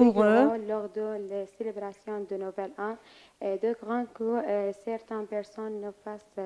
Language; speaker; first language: French; non-native, learner; Arabic